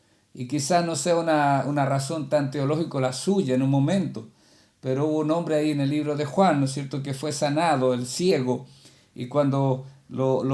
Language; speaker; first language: Spanish; native; Spanish